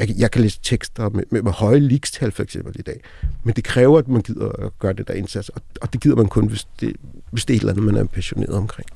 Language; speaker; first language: Danish; early bilingual, other home language; Arabic